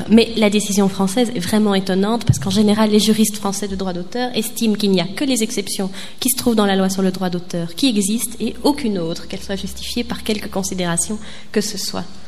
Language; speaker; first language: French; native; French